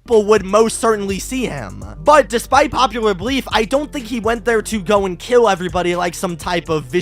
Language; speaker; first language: English; native; English